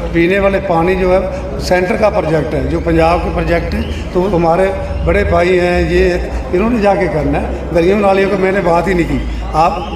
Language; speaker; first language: Hindi; non-native, local second language; Punjabi